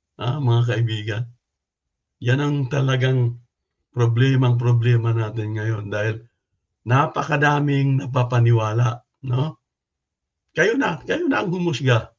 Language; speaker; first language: Filipino; non-native, local second language; Cebuano